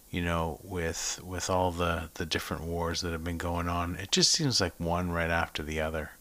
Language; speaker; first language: English; native; English